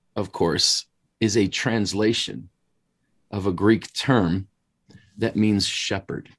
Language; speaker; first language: English; native; English